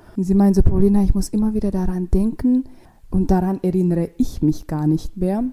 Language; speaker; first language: German; non-native, fluent; Russian